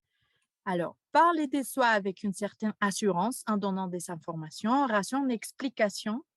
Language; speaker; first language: French; non-native, fluent; Spanish